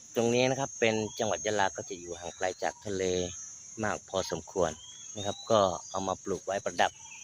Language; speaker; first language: Thai; non-native, local second language; Malay